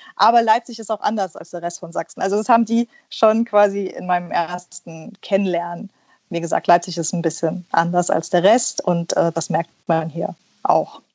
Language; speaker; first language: German; early bilingual, other home language; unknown